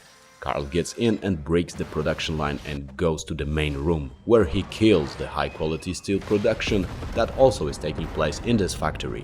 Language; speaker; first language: English; non-native, fluent; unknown